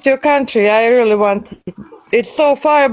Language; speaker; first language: English; non-native, learner; Bosnian